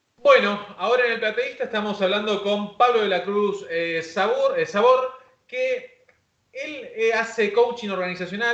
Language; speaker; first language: Spanish; native; Spanish